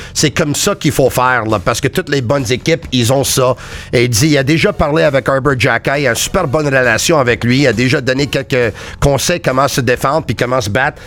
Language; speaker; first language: French; native; French